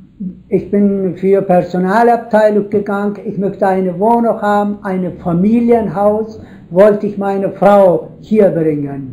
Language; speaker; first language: German; non-native, learner; Turkish